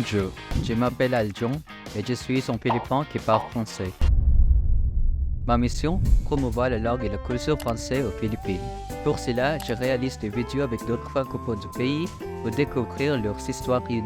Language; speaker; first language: French; non-native, fluent; Filipino